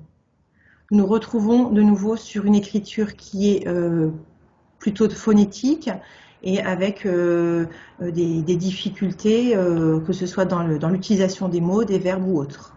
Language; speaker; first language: French; native; French